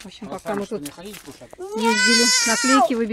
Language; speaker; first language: Russian; native; Russian